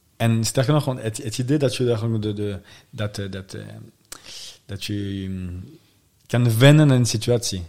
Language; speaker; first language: Dutch; non-native, fluent; French